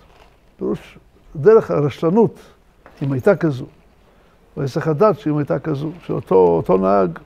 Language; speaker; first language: Hebrew; non-native, fluent; Russian